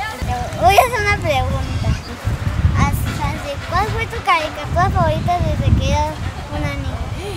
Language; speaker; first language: Spanish; native; Spanish